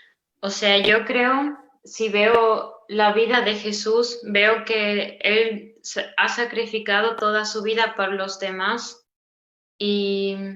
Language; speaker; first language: Spanish; non-native, learner; Romanian